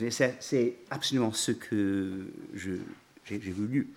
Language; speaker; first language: French; non-native, fluent; English